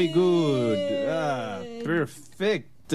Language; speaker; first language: English; non-native, fluent; French